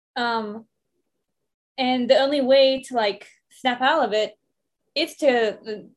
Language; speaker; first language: English; non-native, fluent; Persian